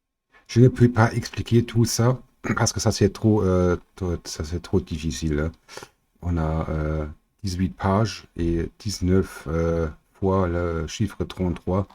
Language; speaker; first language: French; non-native, learner; German